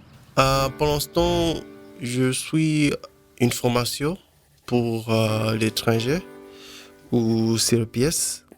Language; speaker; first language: French; non-native, learner; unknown